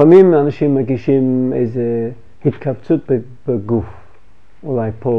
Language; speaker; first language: Hebrew; non-native, fluent; English